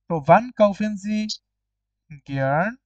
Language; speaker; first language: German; non-native, fluent; Bangla